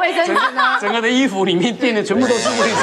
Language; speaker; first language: Chinese; native; Chinese